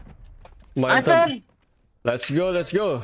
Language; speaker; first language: English; non-native, learner; Indonesian